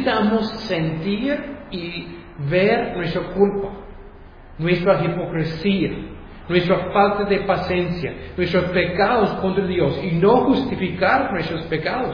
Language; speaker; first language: Spanish; non-native, fluent; English